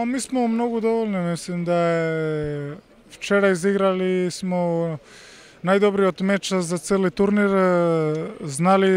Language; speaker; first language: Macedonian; non-native, learner; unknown